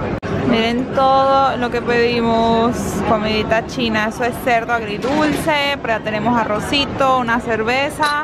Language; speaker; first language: Spanish; native; Spanish